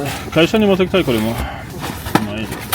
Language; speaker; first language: Japanese; non-native, fluent; French